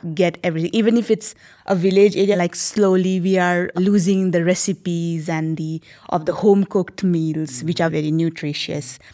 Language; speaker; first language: English; non-native, local second language; Nepali